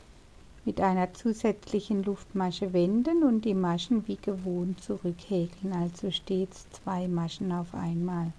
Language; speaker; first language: German; native; German